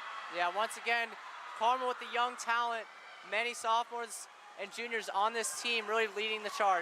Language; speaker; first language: English; native; English